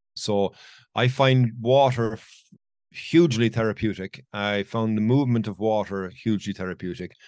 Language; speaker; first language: English; native; English